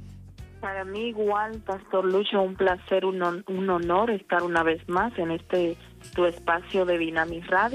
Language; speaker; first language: Spanish; native; Spanish